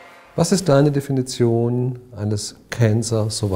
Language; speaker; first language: German; native; German